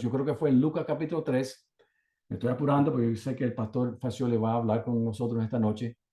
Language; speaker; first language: Spanish; native; Spanish